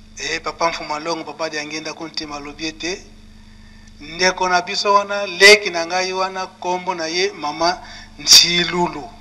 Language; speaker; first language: Lingala; non-native, local second language; Kongo